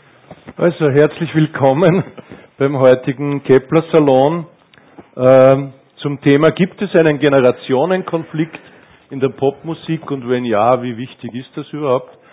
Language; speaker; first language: German; native; German